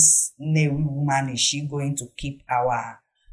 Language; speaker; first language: English; non-native, local second language; Igbo